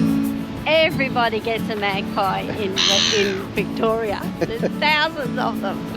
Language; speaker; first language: English; native; English